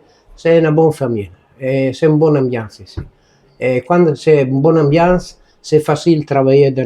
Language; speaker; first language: French; non-native, learner; Italian